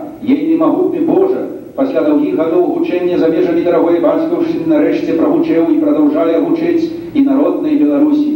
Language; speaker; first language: Belarusian; native; Belarusian